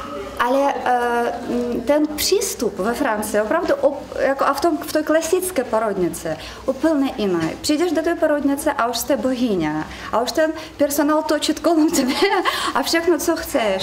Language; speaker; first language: Czech; non-native, learner; Russian